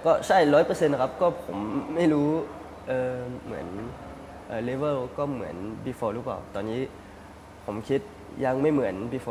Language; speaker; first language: Thai; early bilingual, heritage; Thai